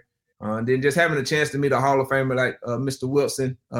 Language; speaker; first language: English; native; English